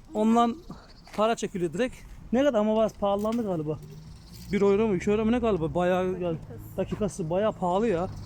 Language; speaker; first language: Turkish; early bilingual, heritage; Turkish